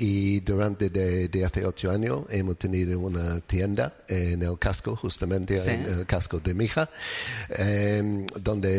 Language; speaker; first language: Spanish; non-native, fluent; English